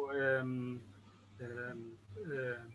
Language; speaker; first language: Spanish; non-native, learner; Dutch